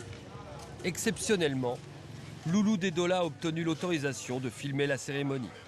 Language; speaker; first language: French; native; French